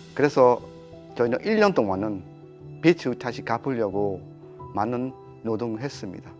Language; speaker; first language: Korean; non-native, fluent; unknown